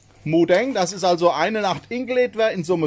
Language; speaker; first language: German; native; German